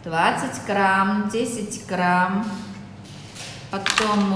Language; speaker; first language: Russian; non-native, learner; Chinese